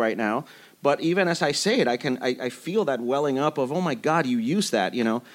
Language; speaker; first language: English; early bilingual, other home language; Spanish